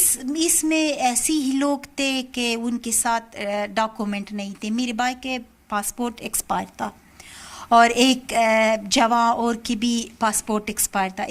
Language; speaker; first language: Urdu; non-native, learner; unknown